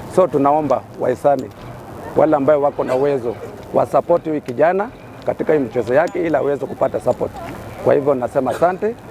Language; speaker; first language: Swahili; non-native, local second language; Kalenjin